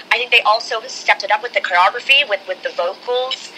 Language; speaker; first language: English; native; English